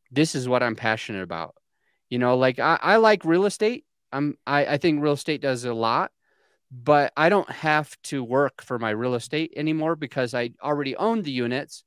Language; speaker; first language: English; native; English